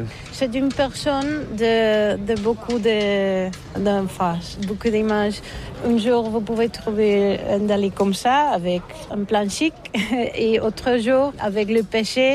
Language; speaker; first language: French; non-native, learner; Spanish